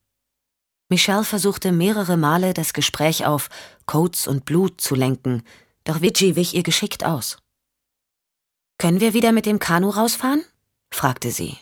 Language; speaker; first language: German; native; German